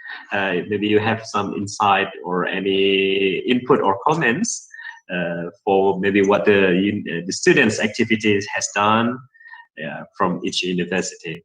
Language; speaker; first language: English; non-native, fluent; Indonesian